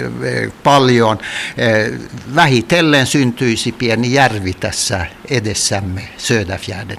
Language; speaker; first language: Finnish; non-native, local second language; Swedish